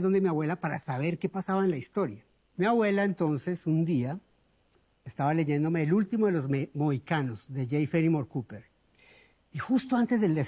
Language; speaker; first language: Spanish; native; Spanish